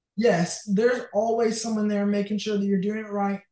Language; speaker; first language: English; native; English